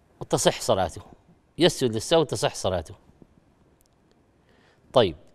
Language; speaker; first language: Arabic; native; Arabic